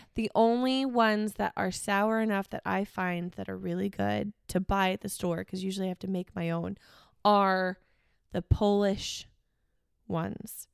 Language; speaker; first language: English; native; English